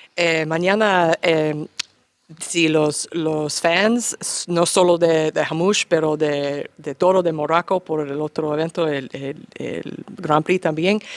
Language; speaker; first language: Spanish; non-native, learner; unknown